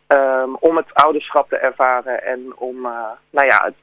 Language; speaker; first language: Dutch; native; Dutch